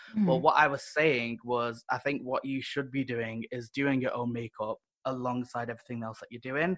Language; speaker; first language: English; native; English